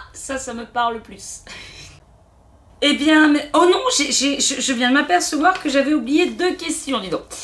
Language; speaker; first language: French; native; French